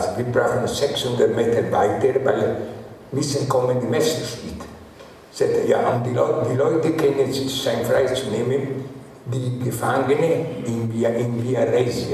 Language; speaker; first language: German; non-native, learner; Italian